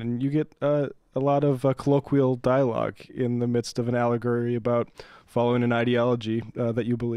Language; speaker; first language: English; native; English